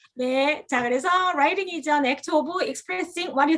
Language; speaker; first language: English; non-native, fluent; Korean